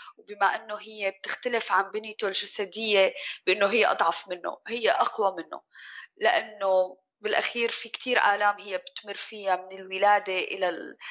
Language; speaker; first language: Arabic; native; Arabic